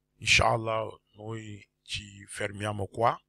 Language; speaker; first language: Italian; non-native, fluent; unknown